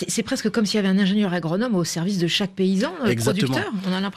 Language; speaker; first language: French; native; French